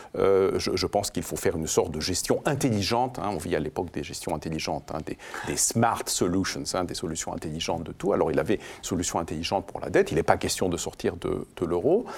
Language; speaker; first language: French; non-native, fluent; Greek